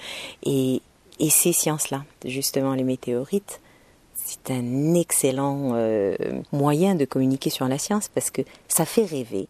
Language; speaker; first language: French; non-native, local second language; Arabic